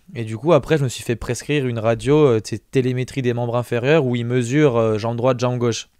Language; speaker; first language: French; native; French